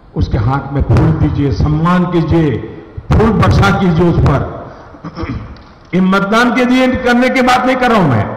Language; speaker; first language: Hindi; non-native, local second language; Gujarati